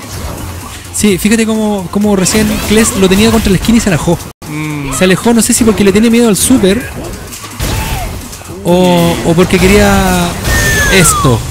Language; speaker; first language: Spanish; native; Spanish